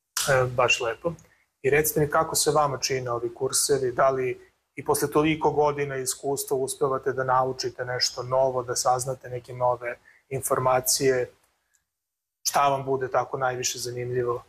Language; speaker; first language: Serbian; native; Serbian